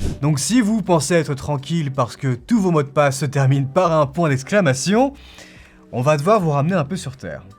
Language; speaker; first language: French; native; French